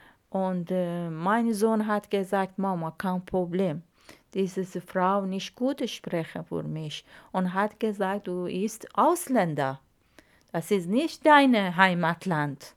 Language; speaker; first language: German; non-native, learner; Arabic